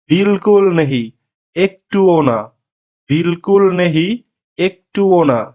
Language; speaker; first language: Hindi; non-native, local second language; Bangla